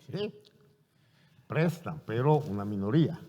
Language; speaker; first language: Spanish; non-native, fluent; Italian